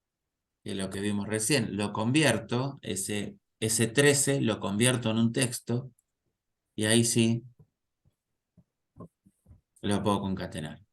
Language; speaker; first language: Spanish; native; Spanish